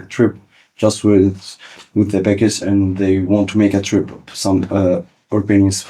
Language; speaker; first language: English; early bilingual, other home language; Kurdish